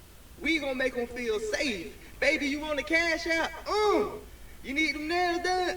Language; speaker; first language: English; native; English